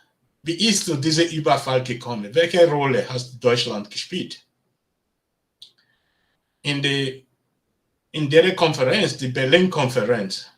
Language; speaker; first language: German; non-native, learner; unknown